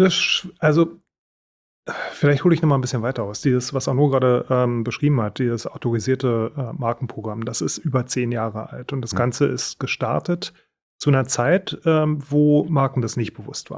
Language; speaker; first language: German; native; German